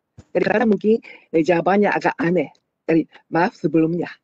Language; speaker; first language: Indonesian; non-native, fluent; Japanese